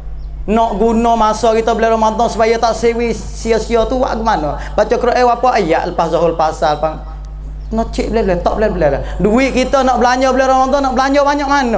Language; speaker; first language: Malay; native; Malay